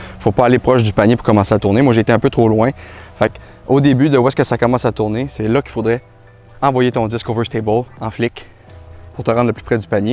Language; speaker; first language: French; native; French